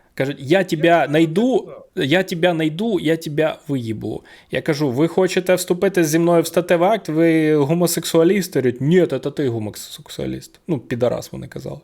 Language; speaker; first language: Ukrainian; native; Ukrainian